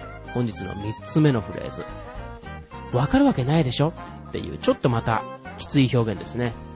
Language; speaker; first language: Japanese; native; Japanese